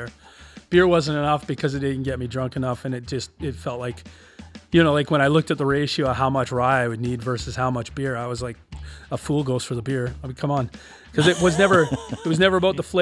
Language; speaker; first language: English; native; English